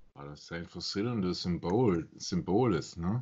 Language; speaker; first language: Dutch; non-native, learner; German